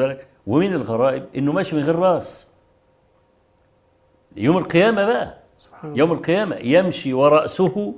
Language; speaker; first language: Arabic; native; Arabic